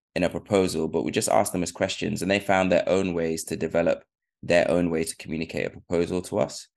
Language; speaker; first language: English; native; English